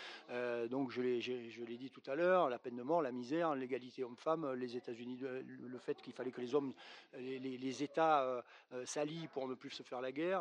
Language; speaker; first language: French; native; French